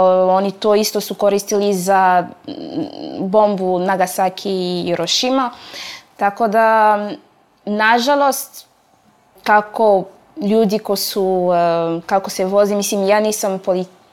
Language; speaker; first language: Croatian; non-native, fluent; French